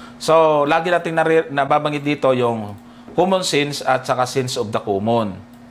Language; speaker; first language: Filipino; native; Filipino